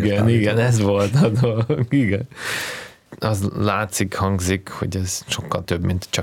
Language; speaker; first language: Hungarian; non-native, fluent; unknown